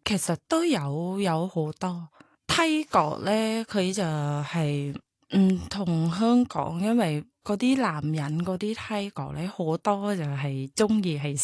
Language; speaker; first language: Cantonese; non-native, learner; Thai